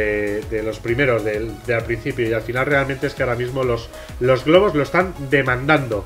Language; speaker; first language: Spanish; native; Spanish